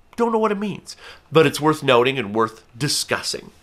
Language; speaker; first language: English; native; English